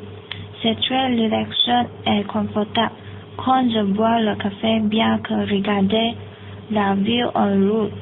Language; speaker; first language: French; non-native, learner; Malay